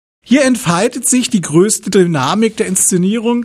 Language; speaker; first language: German; native; German